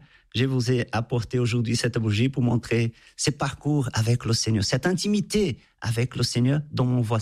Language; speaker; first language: French; non-native, fluent; Portuguese